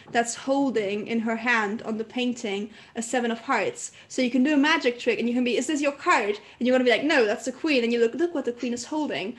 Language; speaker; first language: English; early bilingual, other home language; German